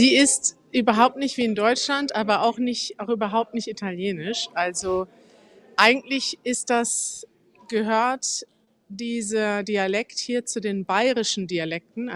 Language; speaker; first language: German; native; German